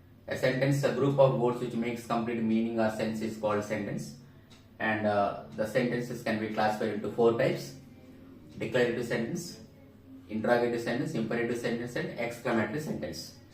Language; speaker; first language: English; non-native, local second language; Telugu